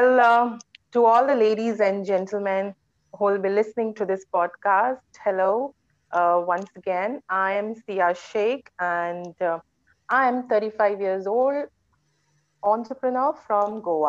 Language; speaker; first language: English; non-native, local second language; Konkani